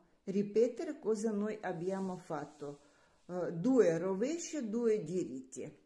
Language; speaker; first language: Italian; non-native, learner; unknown